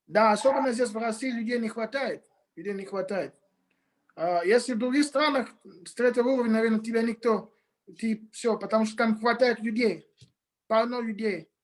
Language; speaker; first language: Russian; non-native, fluent; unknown